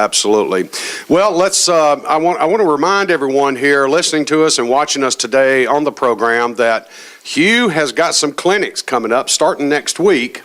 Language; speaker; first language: English; native; English